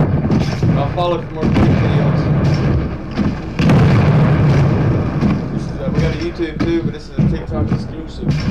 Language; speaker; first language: English; native; English